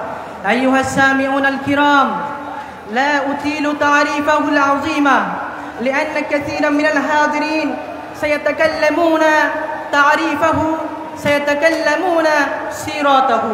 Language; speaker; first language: Arabic; non-native, learner; Bangla